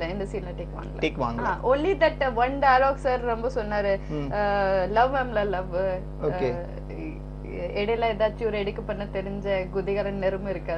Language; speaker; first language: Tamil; non-native, local second language; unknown